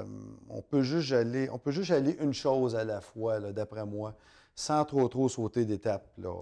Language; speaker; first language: French; native; French